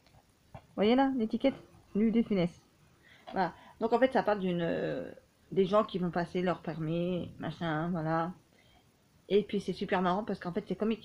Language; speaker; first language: French; native; French